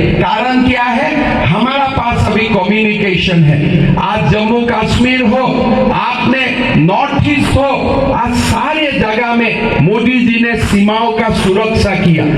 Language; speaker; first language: Hindi; non-native, local second language; Assamese